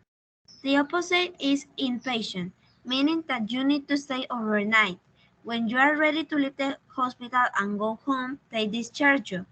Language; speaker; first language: English; non-native, fluent; Spanish